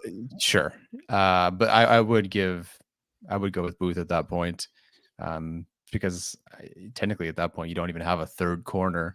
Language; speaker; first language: English; native; English